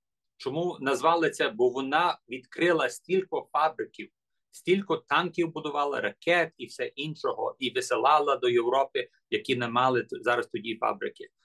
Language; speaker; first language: Ukrainian; early bilingual, heritage; English